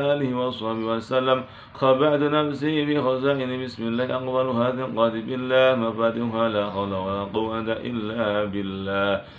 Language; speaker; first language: Arabic; non-native, fluent; Indonesian